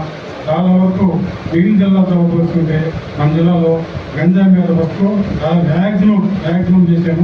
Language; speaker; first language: Telugu; native; Telugu